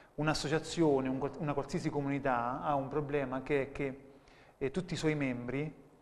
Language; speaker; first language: Italian; native; Italian